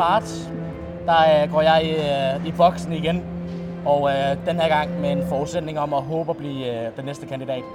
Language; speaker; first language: Danish; native; Danish